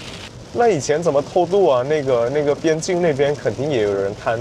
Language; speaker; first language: Chinese; non-native, fluent; Indonesian